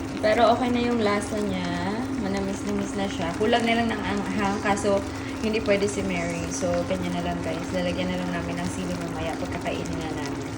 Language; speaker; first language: Filipino; non-native, local second language; Cebuano